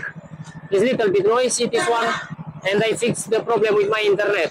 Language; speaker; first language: English; non-native, learner; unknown